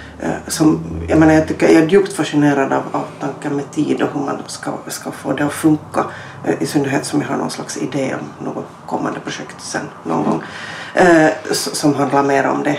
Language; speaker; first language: Swedish; native; Swedish